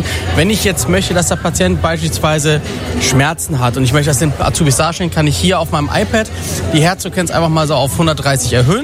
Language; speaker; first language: German; native; German